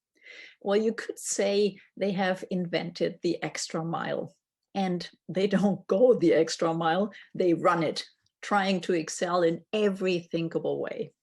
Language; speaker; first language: English; non-native, fluent; German